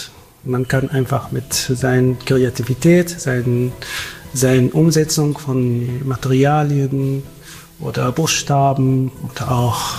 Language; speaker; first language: German; non-native, fluent; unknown